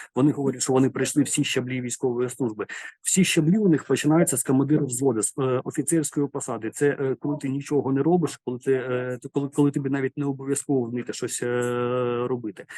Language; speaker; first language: Ukrainian; native; Ukrainian